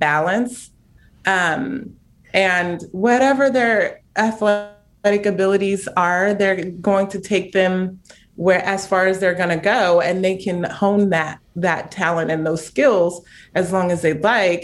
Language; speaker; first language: English; native; English